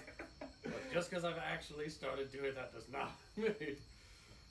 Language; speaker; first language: English; native; English